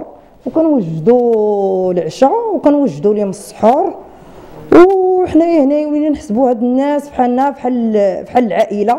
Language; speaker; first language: Arabic; native; Arabic